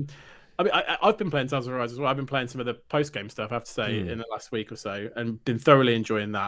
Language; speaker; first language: English; native; English